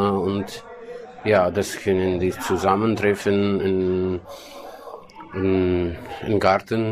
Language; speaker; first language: German; non-native, learner; Kurdish